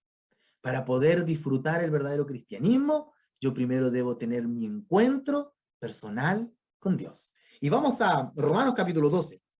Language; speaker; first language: Spanish; native; Spanish